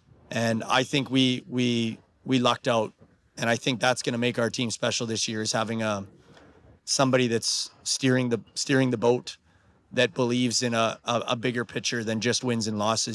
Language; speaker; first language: English; native; English